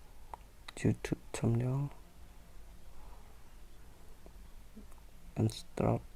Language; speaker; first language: English; non-native, learner; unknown